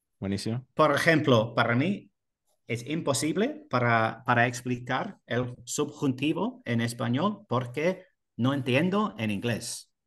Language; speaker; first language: Spanish; non-native, learner; English